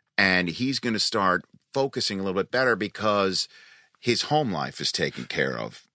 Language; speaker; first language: English; native; English